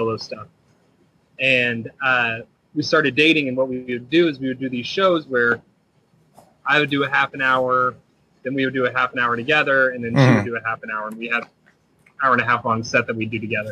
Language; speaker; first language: English; native; English